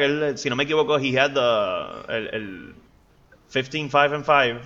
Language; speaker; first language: English; non-native, local second language; Spanish